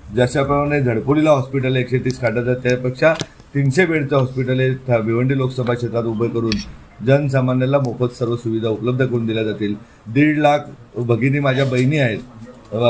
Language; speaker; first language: Marathi; native; Marathi